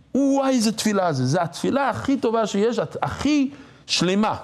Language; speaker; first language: Hebrew; non-native, fluent; English